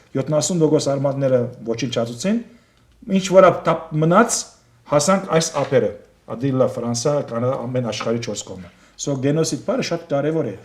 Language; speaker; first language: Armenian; native; Armenian